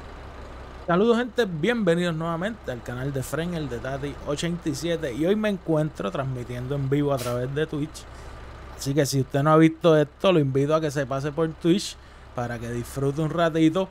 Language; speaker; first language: Spanish; native; Spanish